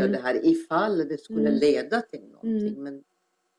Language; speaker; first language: Swedish; non-native, fluent; Persian